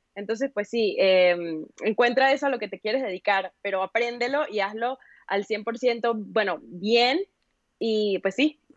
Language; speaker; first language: Spanish; native; Spanish